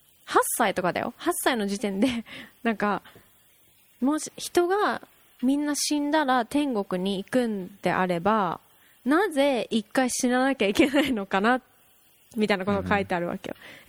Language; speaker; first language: Japanese; early bilingual, heritage; Japanese